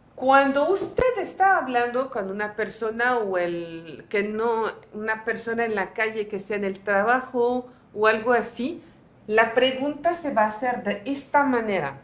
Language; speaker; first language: Spanish; non-native, fluent; French